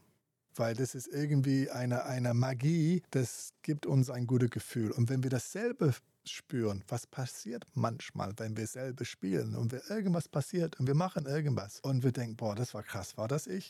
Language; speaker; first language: German; non-native, fluent; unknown